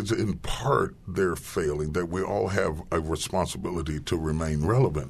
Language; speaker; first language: English; native; English